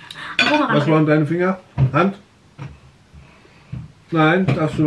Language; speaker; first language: German; native; German